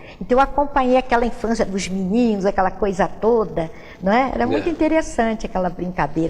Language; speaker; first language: Portuguese; native; Portuguese